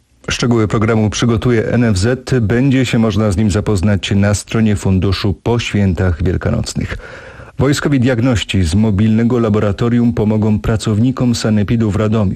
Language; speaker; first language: Polish; native; Polish